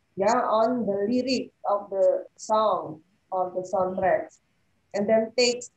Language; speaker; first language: English; non-native, fluent; Indonesian